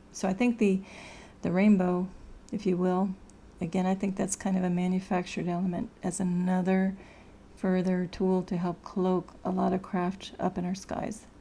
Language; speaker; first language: English; native; English